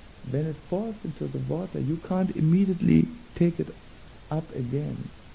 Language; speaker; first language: English; non-native, fluent; German